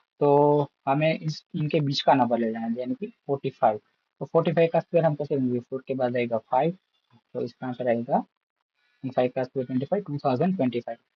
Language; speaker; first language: Hindi; non-native, local second language; Gujarati